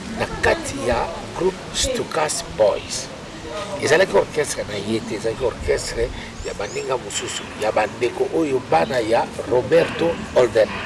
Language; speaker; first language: Lingala; native; Lingala